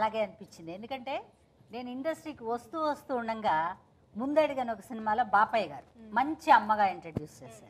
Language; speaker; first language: Telugu; native; Telugu